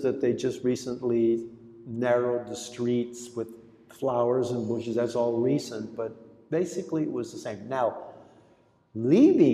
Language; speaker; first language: English; early bilingual, other home language; Greek